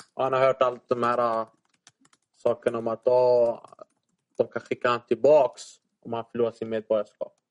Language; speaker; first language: Swedish; early bilingual, other home language; Arabic